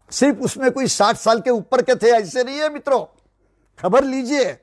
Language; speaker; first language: Hindi; non-native, local second language; Marathi